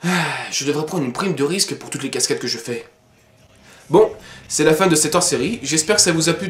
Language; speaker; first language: French; native; French